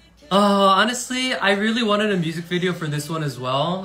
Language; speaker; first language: English; early bilingual, other home language; Korean